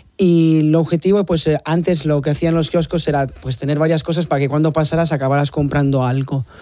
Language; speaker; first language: Spanish; non-native, fluent; Italian